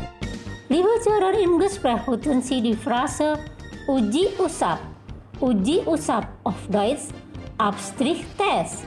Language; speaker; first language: German; non-native, fluent; Indonesian